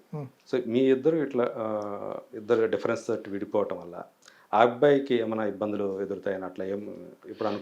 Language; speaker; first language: Telugu; native; Telugu